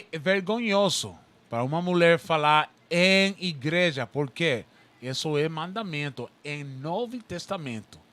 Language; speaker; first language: Portuguese; non-native, learner; Spanish